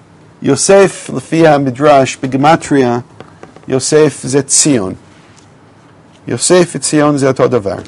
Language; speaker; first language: Hebrew; non-native, fluent; English